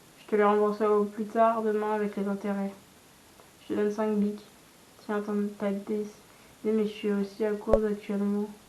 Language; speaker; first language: French; native; French